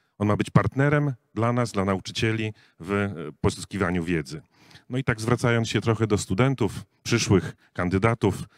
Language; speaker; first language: Polish; native; Polish